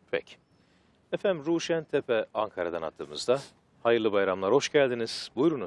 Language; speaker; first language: Turkish; native; Turkish